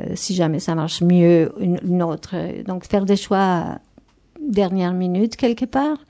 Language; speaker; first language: French; non-native, fluent; Spanish